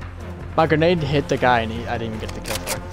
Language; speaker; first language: English; native; English